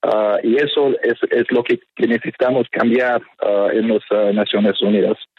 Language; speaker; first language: Spanish; non-native, fluent; French